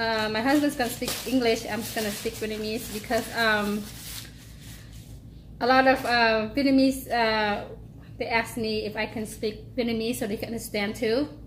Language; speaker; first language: English; non-native, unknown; Vietnamese